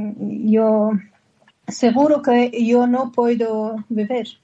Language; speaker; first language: Spanish; non-native, learner; Persian